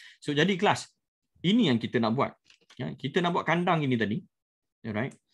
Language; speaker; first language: Malay; native; Malay